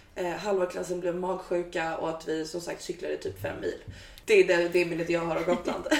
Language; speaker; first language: Swedish; native; Swedish